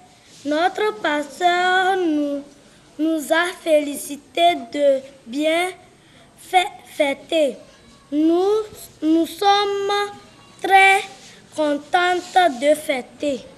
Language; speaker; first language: French; non-native, learner; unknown